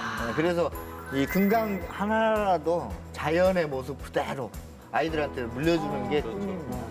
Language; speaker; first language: Korean; native; Korean